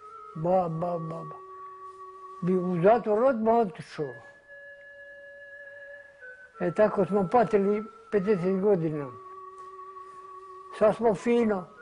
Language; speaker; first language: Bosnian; early bilingual, heritage; Bosnian